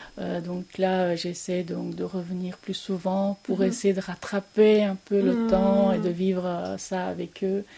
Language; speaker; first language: French; early bilingual, other home language; Korean